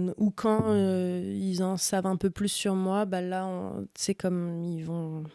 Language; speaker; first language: French; native; French